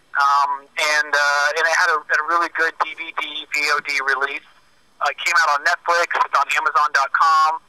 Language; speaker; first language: English; native; English